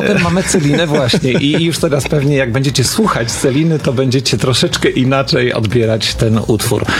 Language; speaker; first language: Polish; native; Polish